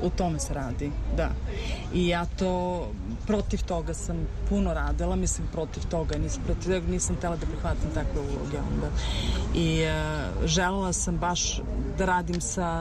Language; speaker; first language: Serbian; early bilingual, heritage; Romany